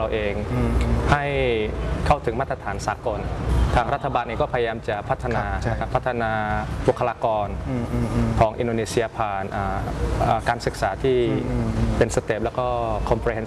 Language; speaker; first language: Thai; early bilingual, other home language; Indonesian